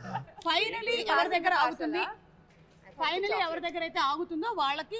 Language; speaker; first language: Telugu; native; Telugu